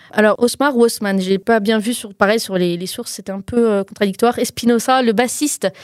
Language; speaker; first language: French; native; French